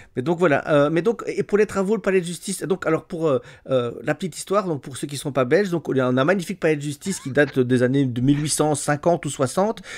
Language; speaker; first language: French; native; French